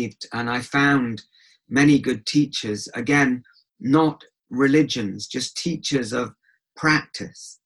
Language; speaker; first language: English; native; English